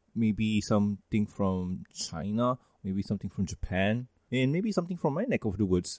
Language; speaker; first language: English; non-native, local second language; Malay